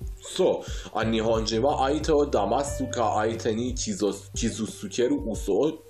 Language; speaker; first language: Japanese; non-native, fluent; Persian